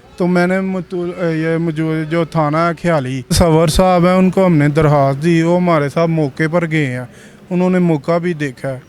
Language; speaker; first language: Urdu; non-native, local second language; Punjabi